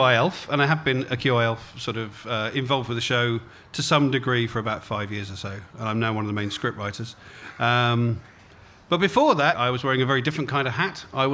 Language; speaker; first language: English; native; English